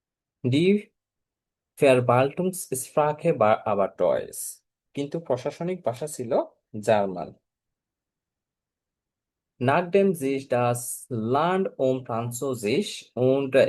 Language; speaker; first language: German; non-native, fluent; Bangla